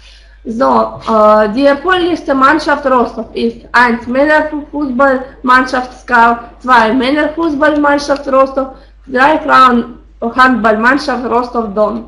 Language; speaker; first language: German; non-native, learner; Russian